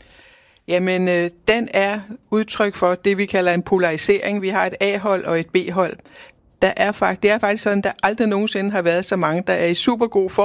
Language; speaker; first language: Danish; native; Danish